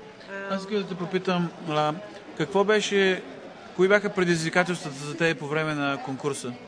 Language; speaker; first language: Bulgarian; native; Bulgarian